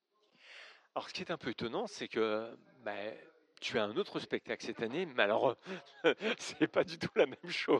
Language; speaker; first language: French; native; French